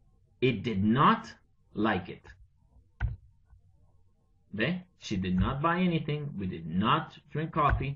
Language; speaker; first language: English; non-native, fluent; Spanish